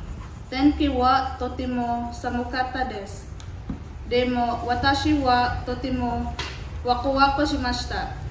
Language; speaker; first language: Japanese; non-native, learner; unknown